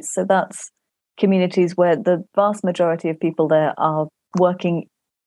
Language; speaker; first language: English; native; English